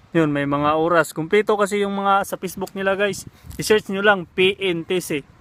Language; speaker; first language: Filipino; non-native, local second language; Cebuano